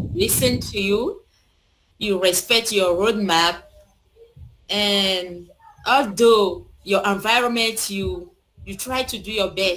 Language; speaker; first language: English; non-native, learner; French